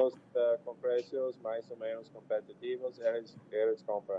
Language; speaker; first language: Portuguese; non-native, fluent; English